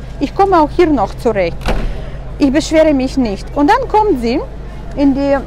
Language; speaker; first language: German; non-native, fluent; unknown